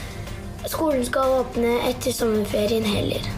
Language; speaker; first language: Norwegian; early bilingual, heritage; Norwegian